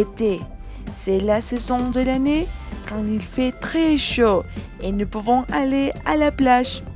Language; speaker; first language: French; non-native, fluent; Spanish